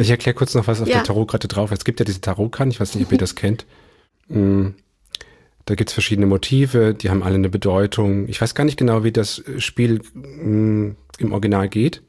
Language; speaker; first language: German; native; German